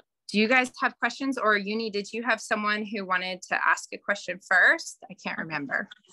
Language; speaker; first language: English; native; English